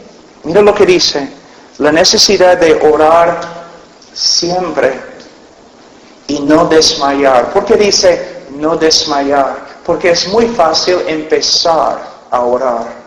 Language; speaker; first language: Spanish; non-native, fluent; English